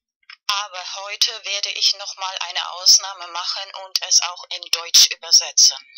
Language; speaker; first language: German; non-native, fluent; Spanish